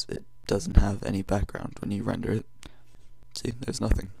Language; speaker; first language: English; native; English